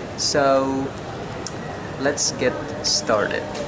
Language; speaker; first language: English; non-native, fluent; Indonesian